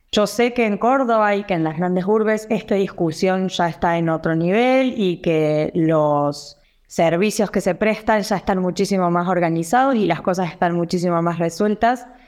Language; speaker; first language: Spanish; native; Spanish